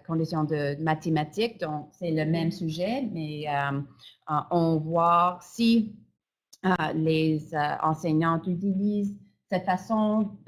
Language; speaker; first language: French; non-native, fluent; English